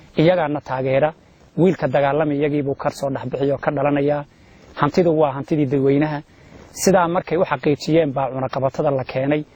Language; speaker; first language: Somali; native; Somali